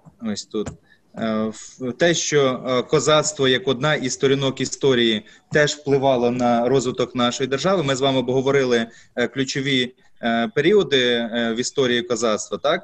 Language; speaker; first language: Ukrainian; native; Ukrainian